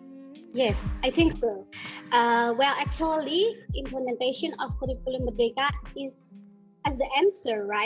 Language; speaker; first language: English; non-native, learner; Indonesian